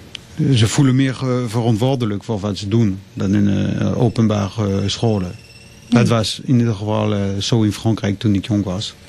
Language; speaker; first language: Dutch; non-native, fluent; French